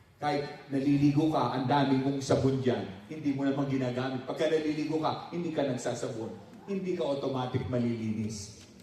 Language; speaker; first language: Filipino; non-native, local second language; Pampanga